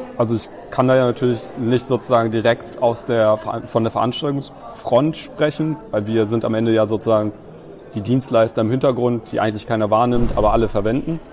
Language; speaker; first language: German; native; German